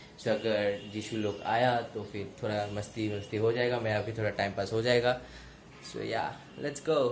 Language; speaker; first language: Hindi; non-native, local second language; Bangla